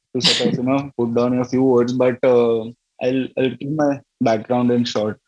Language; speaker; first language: English; non-native, local second language; Gujarati